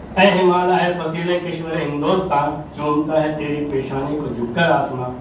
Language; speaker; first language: Urdu; native; Urdu